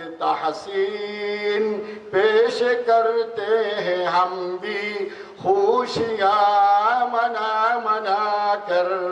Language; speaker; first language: Urdu; non-native, fluent; Bangla